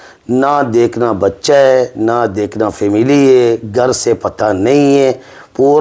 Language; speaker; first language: Hindi; non-native, learner; Arabic